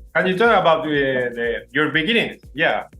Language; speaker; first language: English; non-native, learner; Spanish